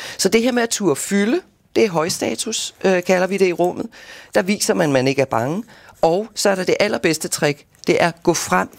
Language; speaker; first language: Danish; native; Danish